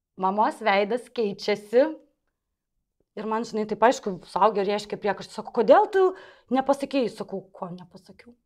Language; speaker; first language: Lithuanian; non-native, local second language; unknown